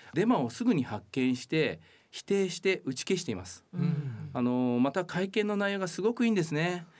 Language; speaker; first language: Japanese; native; Japanese